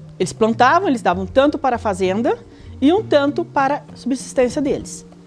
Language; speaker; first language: Portuguese; native; Portuguese